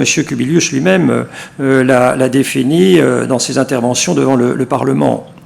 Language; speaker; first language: French; native; French